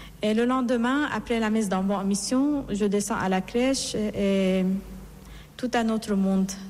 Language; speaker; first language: French; non-native, fluent; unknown